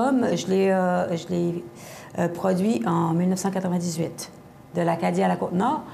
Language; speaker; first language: French; native; French